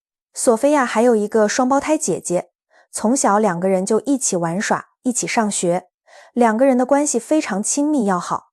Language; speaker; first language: Chinese; native; Chinese